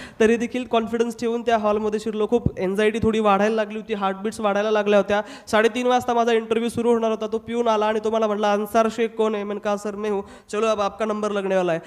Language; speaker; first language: Marathi; non-native, local second language; Hindi